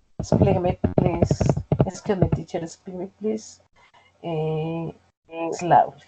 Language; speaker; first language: English; non-native, learner; Spanish